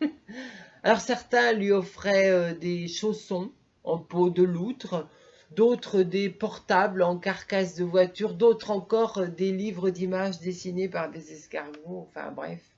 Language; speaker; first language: French; native; French